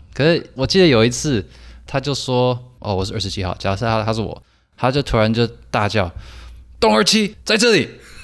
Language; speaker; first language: Chinese; early bilingual, heritage; Chinese